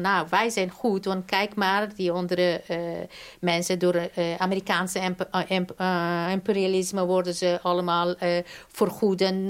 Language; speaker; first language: Dutch; non-native, fluent; Persian